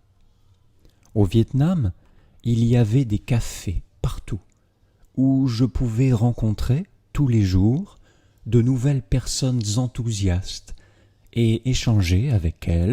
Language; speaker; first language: French; native; French